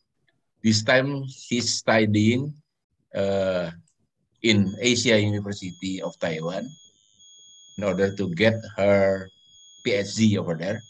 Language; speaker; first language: English; non-native, fluent; Indonesian